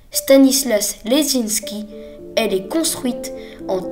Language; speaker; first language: French; native; French